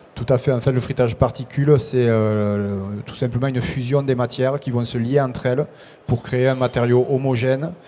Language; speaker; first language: French; native; French